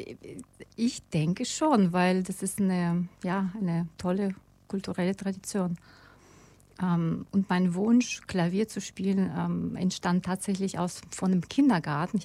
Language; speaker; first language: German; non-native, fluent; Russian